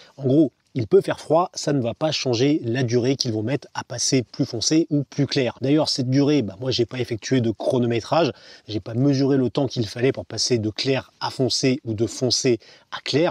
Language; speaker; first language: French; native; French